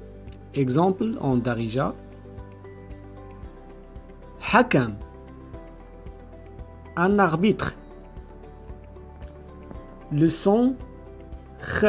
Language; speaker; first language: French; non-native, local second language; Arabic